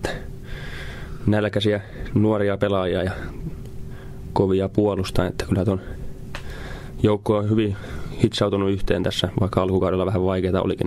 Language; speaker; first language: Finnish; native; Finnish